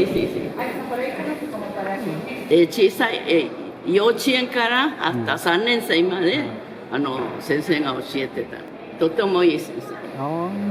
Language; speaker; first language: Japanese; early bilingual, heritage; Spanish